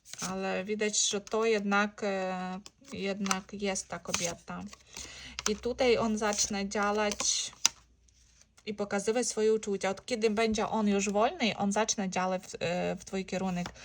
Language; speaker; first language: Polish; non-native, learner; Ukrainian